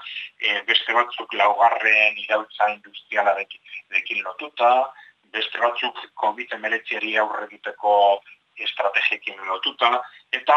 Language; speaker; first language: Basque; native; Basque